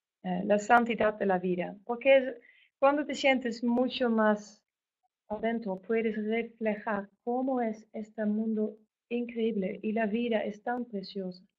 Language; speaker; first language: Spanish; non-native, fluent; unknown